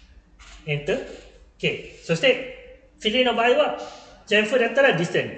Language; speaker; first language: Japanese; non-native, fluent; Malay